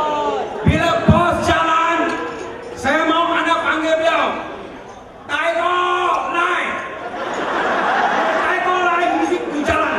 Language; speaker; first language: Malay; native; Malay